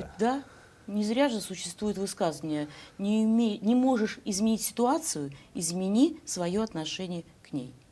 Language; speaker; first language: Russian; native; Russian